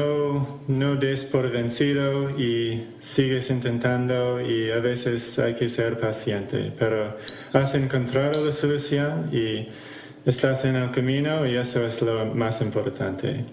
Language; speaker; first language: Spanish; non-native, fluent; English